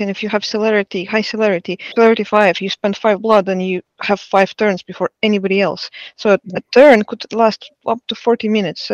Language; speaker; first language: English; non-native, fluent; Russian